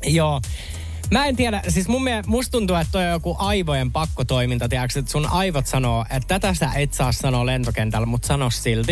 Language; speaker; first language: Finnish; native; Finnish